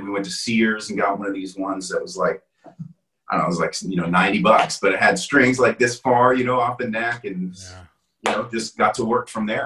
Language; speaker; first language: English; native; English